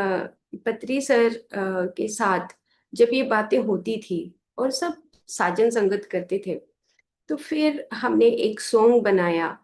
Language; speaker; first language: Hindi; native; Hindi